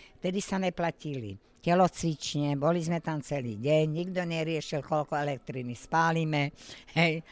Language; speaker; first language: Slovak; native; Slovak